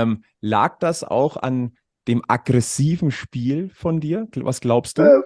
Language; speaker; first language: German; native; German